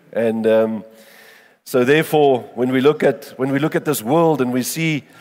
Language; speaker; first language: English; non-native, local second language; Afrikaans